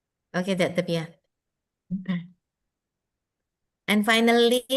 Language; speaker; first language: English; non-native, fluent; Indonesian